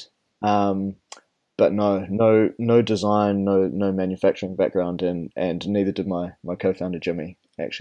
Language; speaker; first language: English; native; English